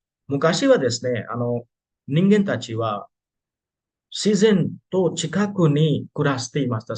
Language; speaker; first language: Japanese; non-native, fluent; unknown